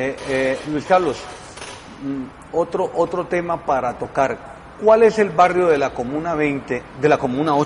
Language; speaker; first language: Spanish; native; Spanish